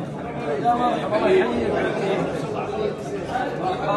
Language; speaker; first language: Arabic; native; Arabic